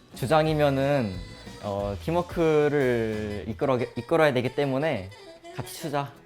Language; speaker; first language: Korean; native; Korean